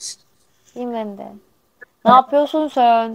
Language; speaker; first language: Turkish; non-native, learner; Indonesian